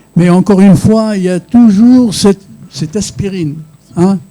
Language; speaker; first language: French; non-native, local second language; Arabic